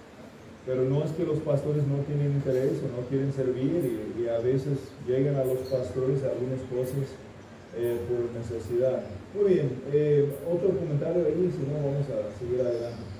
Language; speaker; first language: Spanish; non-native, fluent; English